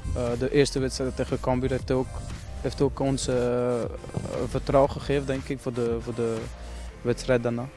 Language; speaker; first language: Dutch; non-native, fluent; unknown